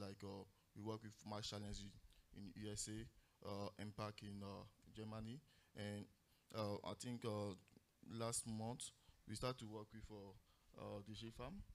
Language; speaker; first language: English; non-native, local second language; French